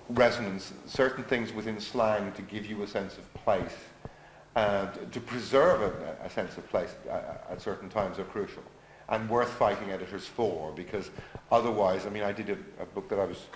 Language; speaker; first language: English; native; English